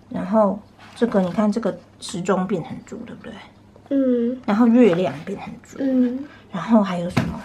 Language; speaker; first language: Chinese; native; Chinese